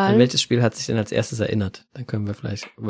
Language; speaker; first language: German; native; German